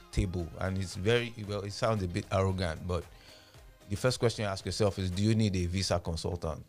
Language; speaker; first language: English; non-native, local second language; Yoruba